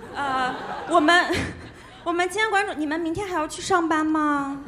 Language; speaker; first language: Chinese; native; Chinese